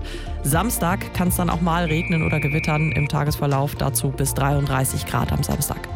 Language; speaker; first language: German; native; German